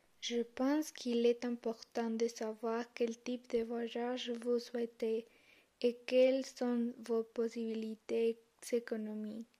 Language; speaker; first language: French; non-native, learner; Spanish